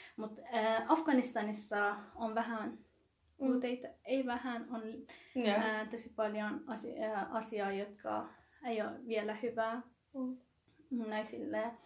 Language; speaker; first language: Finnish; non-native, learner; Persian